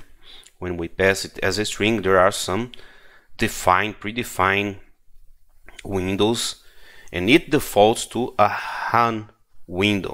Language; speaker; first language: English; non-native, fluent; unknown